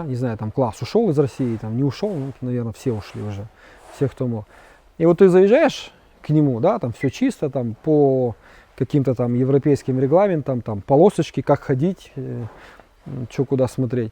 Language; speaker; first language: Russian; native; Russian